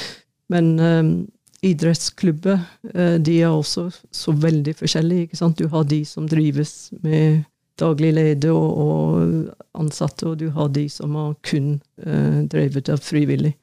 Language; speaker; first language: Norwegian; non-native, fluent; English